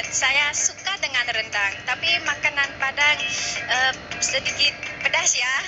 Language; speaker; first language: Indonesian; non-native, learner; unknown